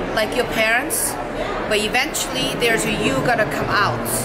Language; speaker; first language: English; non-native, fluent; Korean